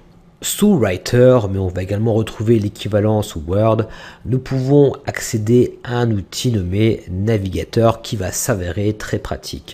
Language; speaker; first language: French; native; French